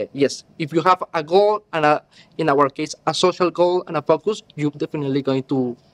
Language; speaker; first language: English; non-native, learner; Spanish